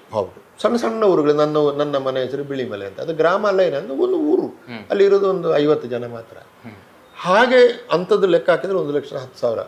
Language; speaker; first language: Kannada; native; Kannada